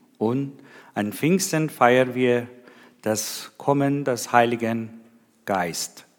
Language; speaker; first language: German; non-native, learner; Persian